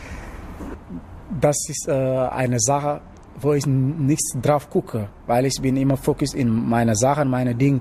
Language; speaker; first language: German; non-native, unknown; Wolof